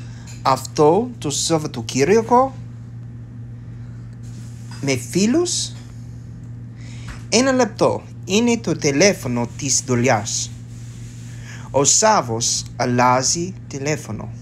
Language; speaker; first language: Greek; non-native, learner; English